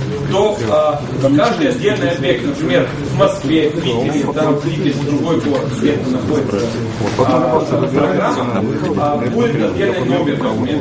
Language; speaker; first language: Russian; non-native, fluent; Bulgarian